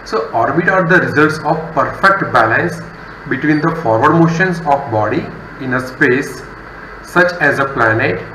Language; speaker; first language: English; non-native, local second language; Gujarati